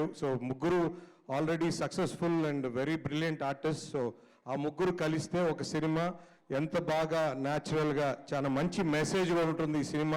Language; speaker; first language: Telugu; native; Telugu